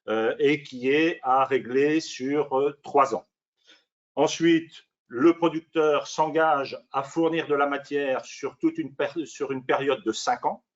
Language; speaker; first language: French; native; French